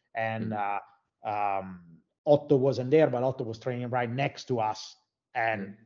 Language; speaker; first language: English; non-native, fluent; Italian